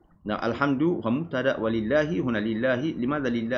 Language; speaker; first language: Arabic; non-native, fluent; Malay